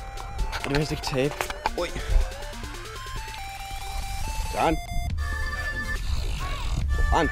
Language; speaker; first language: Danish; native; Danish